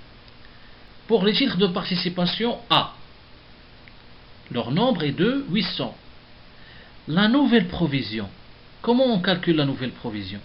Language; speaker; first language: French; non-native, local second language; Arabic